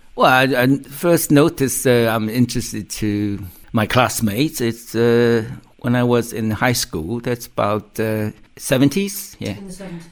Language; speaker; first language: English; non-native, fluent; Chinese